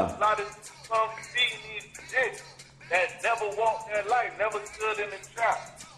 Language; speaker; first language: English; native; English